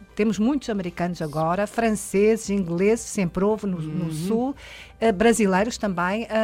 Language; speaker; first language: Portuguese; native; Portuguese